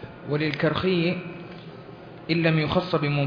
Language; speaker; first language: Arabic; native; Arabic